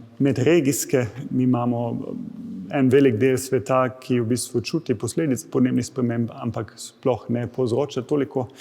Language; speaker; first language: Slovenian; non-native, fluent; German